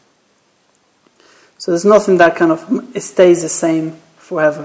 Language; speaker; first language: English; non-native, fluent; Spanish